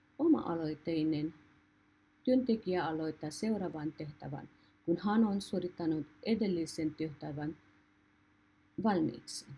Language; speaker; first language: Finnish; non-native, learner; Nepali